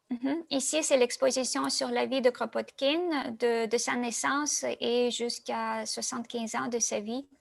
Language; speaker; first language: French; non-native, fluent; Russian